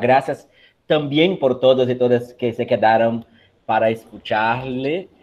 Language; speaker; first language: Spanish; non-native, fluent; Portuguese